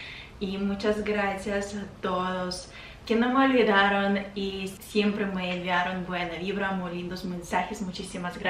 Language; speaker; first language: Spanish; non-native, fluent; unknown